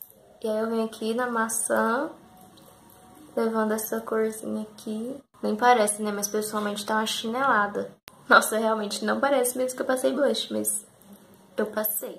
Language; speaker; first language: Portuguese; native; Portuguese